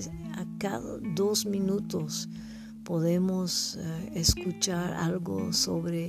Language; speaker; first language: Spanish; non-native, learner; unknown